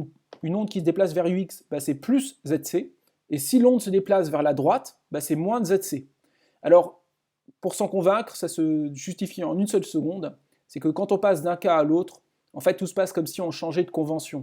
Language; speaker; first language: French; native; French